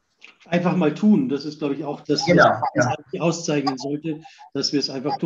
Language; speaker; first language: German; native; German